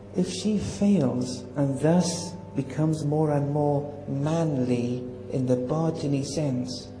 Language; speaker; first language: English; native; English